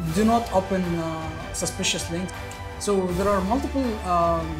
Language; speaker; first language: English; early bilingual, other home language; Arabic